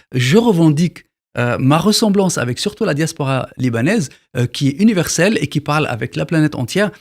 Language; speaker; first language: French; non-native, local second language; Arabic